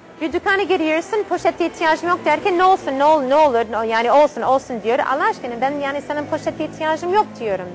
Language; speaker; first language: Turkish; non-native, fluent; English